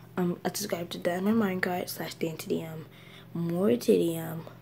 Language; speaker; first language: English; native; English